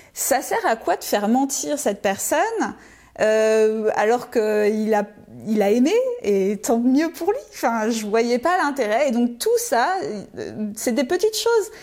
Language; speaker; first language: French; native; French